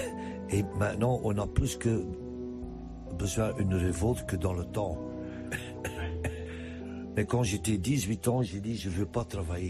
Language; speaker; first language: French; non-native, fluent; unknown